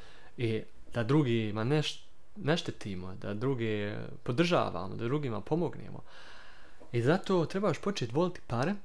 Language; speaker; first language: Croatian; early bilingual, heritage; Croatian